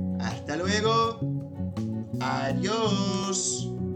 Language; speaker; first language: Spanish; non-native, fluent; Portuguese